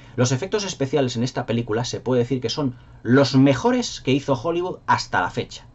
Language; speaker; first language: Spanish; native; Spanish